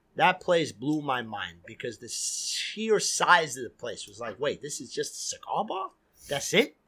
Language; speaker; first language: English; native; English